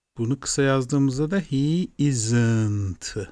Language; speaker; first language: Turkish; non-native, fluent; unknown